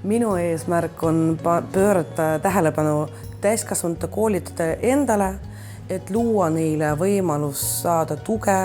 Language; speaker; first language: Estonian; non-native, local second language; Russian